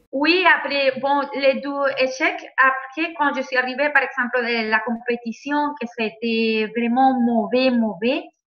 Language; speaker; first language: French; non-native, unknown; Spanish